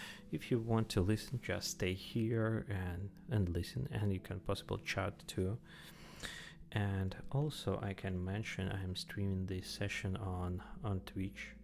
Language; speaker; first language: English; non-native, learner; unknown